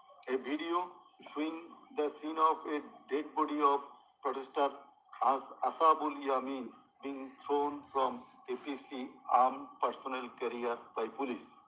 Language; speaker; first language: English; non-native, local second language; Bangla